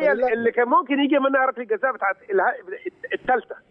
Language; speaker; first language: Arabic; native; Arabic